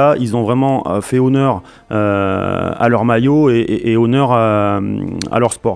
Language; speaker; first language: French; native; French